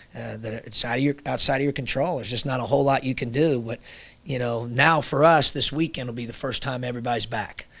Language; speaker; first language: English; native; English